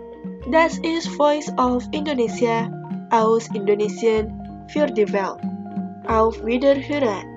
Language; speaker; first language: German; non-native, fluent; Indonesian